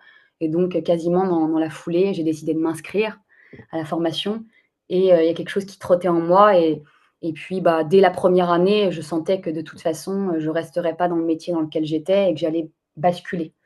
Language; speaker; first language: French; native; French